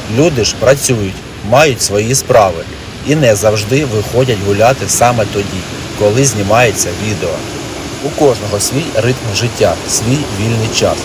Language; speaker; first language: Ukrainian; native; Ukrainian